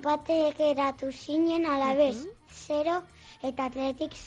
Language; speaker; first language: Basque; non-native, local second language; Spanish